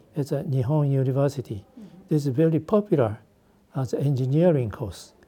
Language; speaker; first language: English; non-native, learner; Japanese